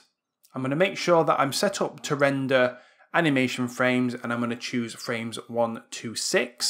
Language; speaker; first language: English; native; English